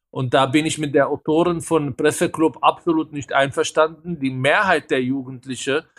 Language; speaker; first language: German; non-native, fluent; Hebrew